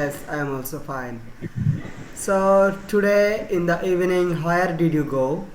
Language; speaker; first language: English; non-native, fluent; Bangla